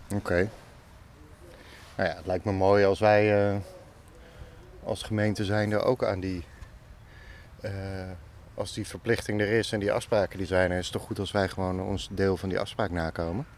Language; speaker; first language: Dutch; native; Dutch